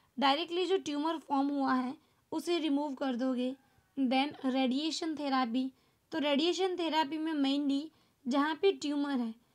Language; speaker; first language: Hindi; non-native, local second language; Gujarati